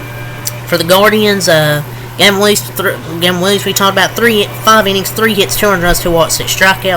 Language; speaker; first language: English; native; English